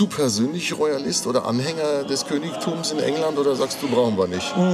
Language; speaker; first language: German; native; German